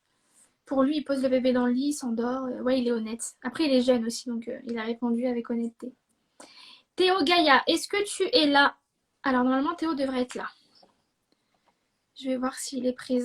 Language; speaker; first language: French; native; French